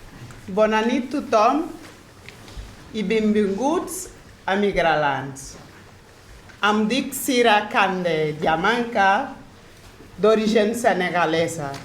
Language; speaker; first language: Catalan; non-native, fluent; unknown